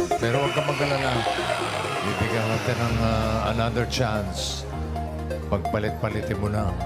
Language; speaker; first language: Filipino; native; Filipino